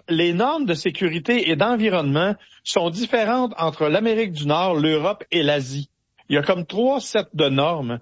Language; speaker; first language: French; native; French